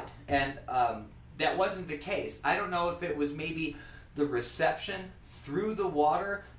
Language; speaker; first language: English; native; English